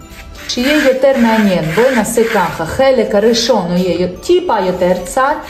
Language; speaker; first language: Hebrew; non-native, fluent; Russian